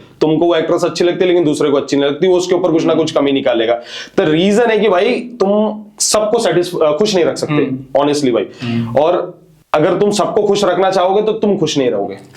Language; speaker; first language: Hindi; non-native, local second language; Marathi